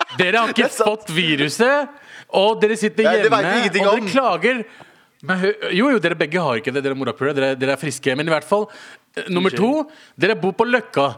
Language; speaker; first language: Norwegian; native; Norwegian